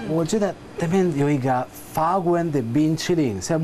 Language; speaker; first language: Chinese; non-native, fluent; Italian